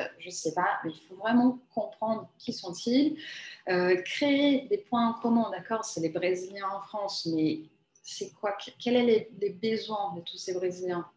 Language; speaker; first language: French; non-native, fluent; Portuguese